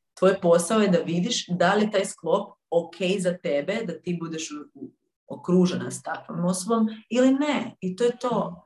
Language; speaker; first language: Croatian; native; Croatian